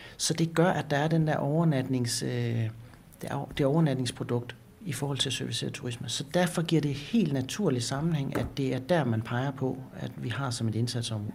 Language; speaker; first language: Danish; native; Danish